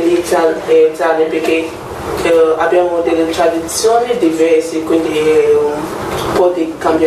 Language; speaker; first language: Italian; non-native, learner; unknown